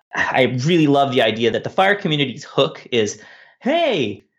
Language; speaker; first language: English; native; English